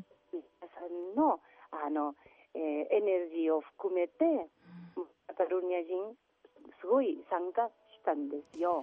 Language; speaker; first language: Japanese; non-native, learner; Catalan